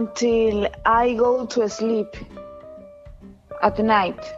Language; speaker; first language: English; non-native, learner; Spanish